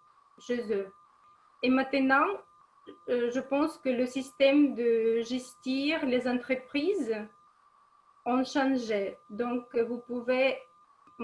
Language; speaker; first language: French; non-native, fluent; Russian